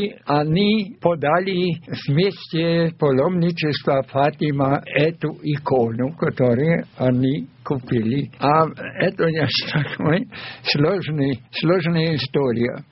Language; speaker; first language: Russian; non-native, fluent; German